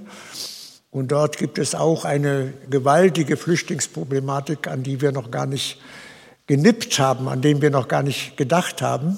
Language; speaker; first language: German; native; German